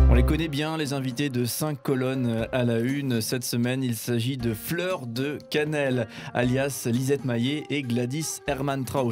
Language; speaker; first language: French; native; French